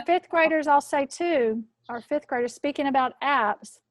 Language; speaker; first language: English; native; English